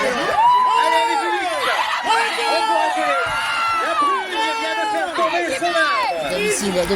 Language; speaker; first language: French; native; French